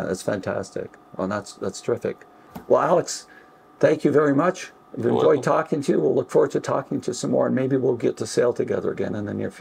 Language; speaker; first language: English; native; English